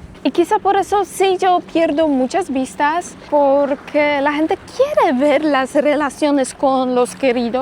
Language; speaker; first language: Spanish; non-native, fluent; Polish